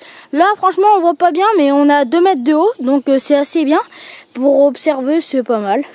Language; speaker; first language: French; native; French